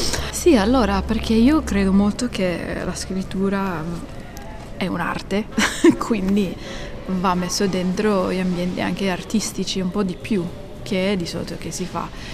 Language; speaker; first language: Italian; non-native, fluent; English